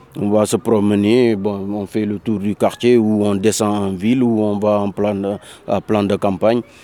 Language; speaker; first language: French; non-native, local second language; Wolof